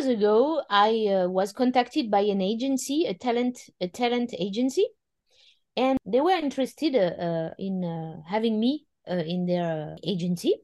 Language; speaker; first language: English; non-native, fluent; French